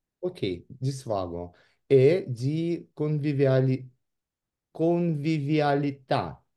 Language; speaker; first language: Italian; non-native, learner; Russian